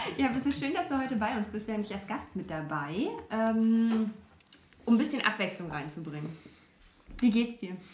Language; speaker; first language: German; native; German